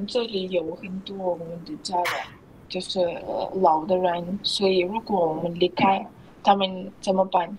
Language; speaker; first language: Chinese; non-native, learner; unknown